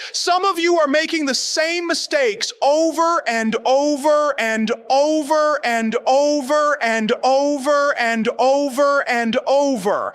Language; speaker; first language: English; native; English